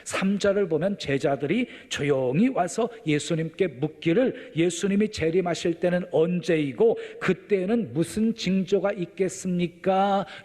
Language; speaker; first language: Korean; native; Korean